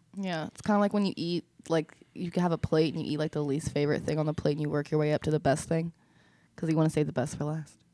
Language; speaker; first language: English; native; English